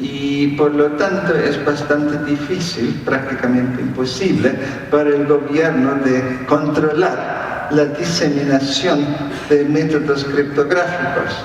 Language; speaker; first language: Spanish; non-native, fluent; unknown